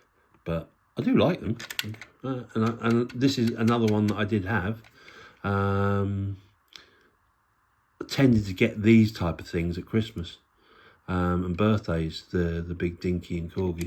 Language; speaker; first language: English; native; English